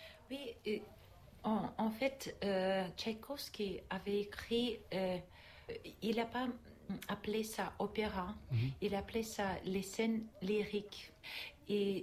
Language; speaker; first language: French; non-native, learner; Russian